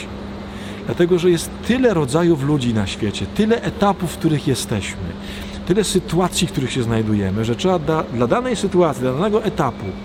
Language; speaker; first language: Polish; native; Polish